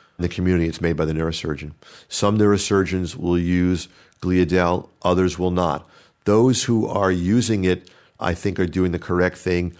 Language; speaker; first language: English; native; English